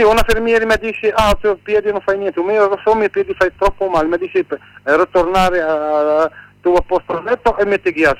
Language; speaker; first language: Italian; non-native, learner; Arabic